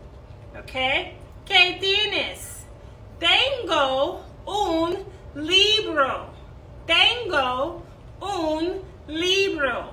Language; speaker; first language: Spanish; non-native, fluent; English